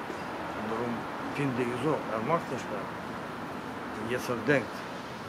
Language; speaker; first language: German; non-native, learner; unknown